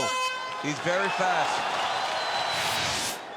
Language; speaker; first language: English; native; English